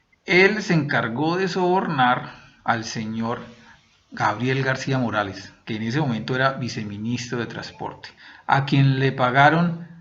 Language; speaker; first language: Spanish; native; Spanish